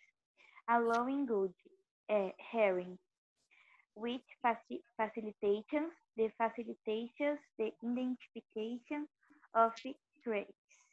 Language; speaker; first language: English; non-native, learner; Portuguese